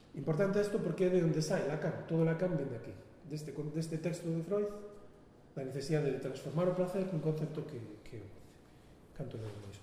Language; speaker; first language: Galician; non-native, local second language; Spanish